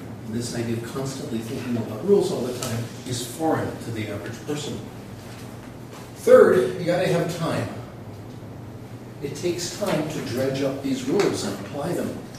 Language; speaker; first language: English; native; English